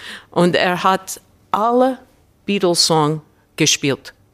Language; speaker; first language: German; non-native, learner; English